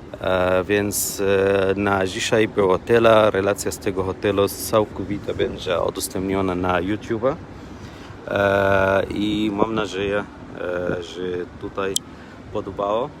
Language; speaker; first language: Polish; non-native, learner; Arabic